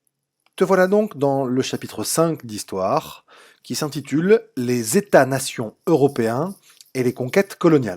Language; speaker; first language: French; native; French